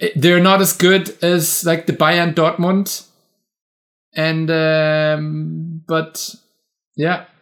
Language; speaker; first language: English; non-native, fluent; German